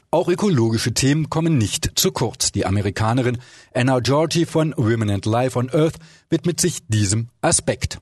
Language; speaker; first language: German; native; German